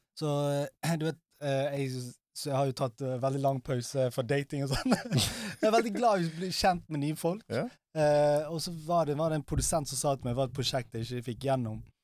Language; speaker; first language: Norwegian; early bilingual, other home language; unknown